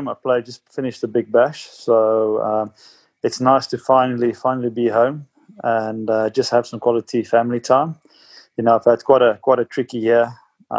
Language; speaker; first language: English; non-native, local second language; Afrikaans